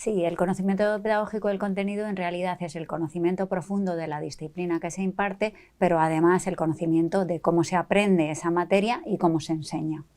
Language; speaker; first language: Spanish; native; Spanish